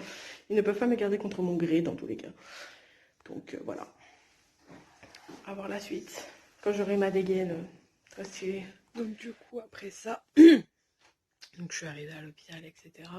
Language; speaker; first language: French; native; French